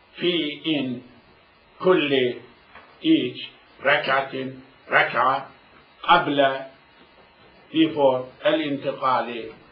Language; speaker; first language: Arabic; non-native, fluent; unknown